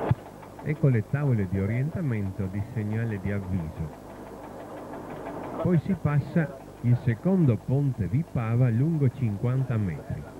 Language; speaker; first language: Italian; native; Italian